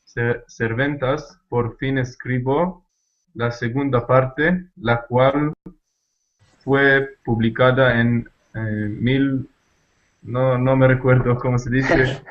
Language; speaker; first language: Spanish; non-native, learner; Hebrew